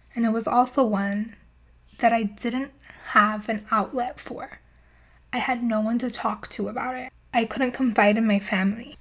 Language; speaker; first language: English; native; English